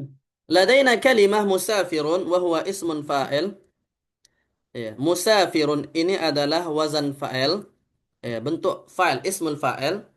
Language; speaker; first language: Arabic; non-native, fluent; Indonesian